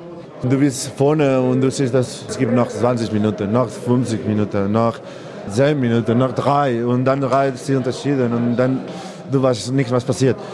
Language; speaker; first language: German; non-native, learner; Spanish